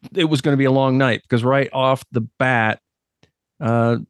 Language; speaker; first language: English; native; English